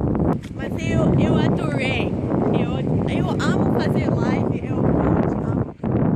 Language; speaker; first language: Portuguese; non-native, fluent; English